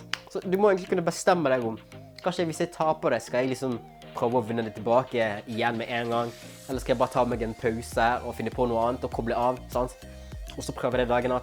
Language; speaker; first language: Norwegian; native; Norwegian